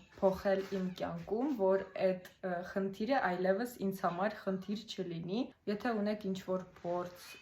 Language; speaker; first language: Armenian; non-native, fluent; Russian